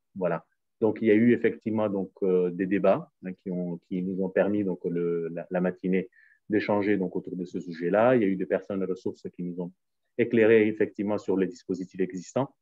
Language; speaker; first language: French; native; French